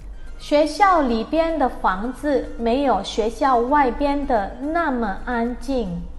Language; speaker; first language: Chinese; non-native, fluent; Indonesian